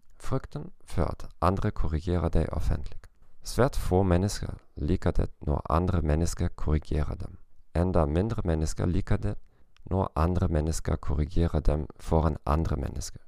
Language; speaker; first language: Norwegian; non-native, learner; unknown